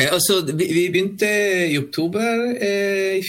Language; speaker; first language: Norwegian; non-native, learner; Spanish